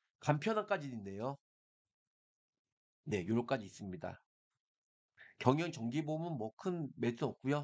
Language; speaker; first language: Korean; native; Korean